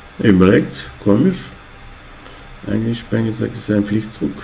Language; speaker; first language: German; non-native, fluent; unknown